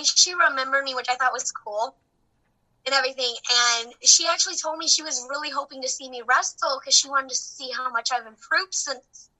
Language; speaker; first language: English; native; English